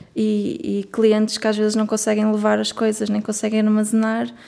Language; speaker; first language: Portuguese; native; Portuguese